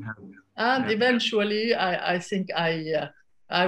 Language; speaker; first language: English; non-native, fluent; Arabic